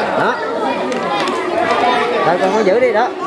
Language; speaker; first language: Vietnamese; native; Vietnamese